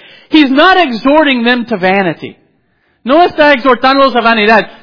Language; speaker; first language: English; native; English